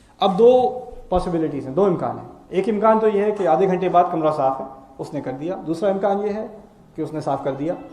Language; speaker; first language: Urdu; early bilingual, heritage; Urdu